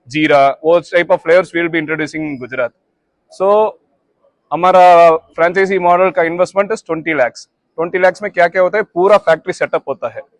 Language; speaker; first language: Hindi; non-native, local second language; Tamil